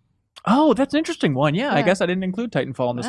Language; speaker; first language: English; native; English